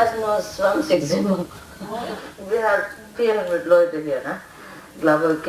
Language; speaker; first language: German; non-native, learner; Vietnamese